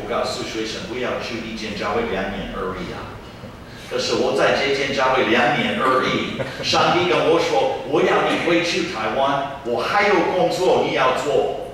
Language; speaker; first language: Chinese; non-native, fluent; English